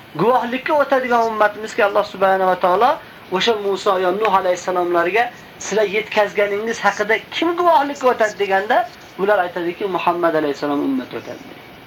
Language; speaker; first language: Uzbek; native; Uzbek